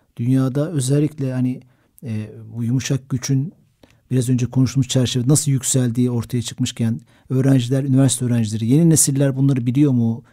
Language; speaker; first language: Turkish; native; Turkish